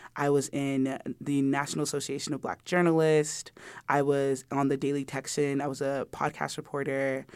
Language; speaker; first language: English; early bilingual, other home language; Yoruba